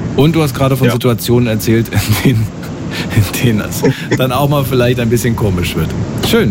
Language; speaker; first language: German; native; German